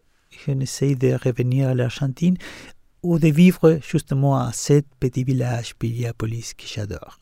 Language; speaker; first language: French; non-native, learner; Spanish